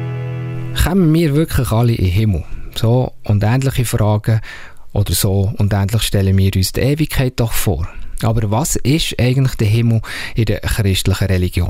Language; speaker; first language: German; native; German